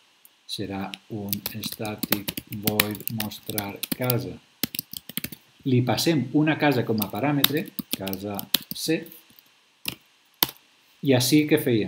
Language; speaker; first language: Catalan; native; Catalan